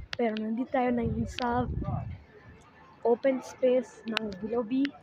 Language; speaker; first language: Filipino; non-native, learner; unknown